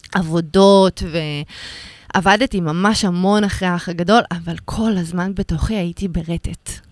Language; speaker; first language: Hebrew; early bilingual, other home language; Russian